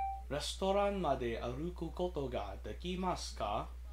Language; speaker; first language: Japanese; non-native, learner; English